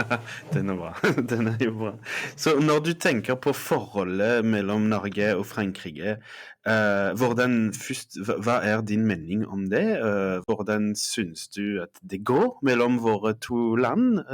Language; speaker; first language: Norwegian; non-native, fluent; French